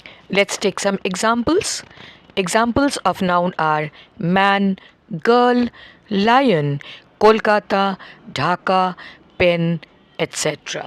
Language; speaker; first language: English; non-native, local second language; Bangla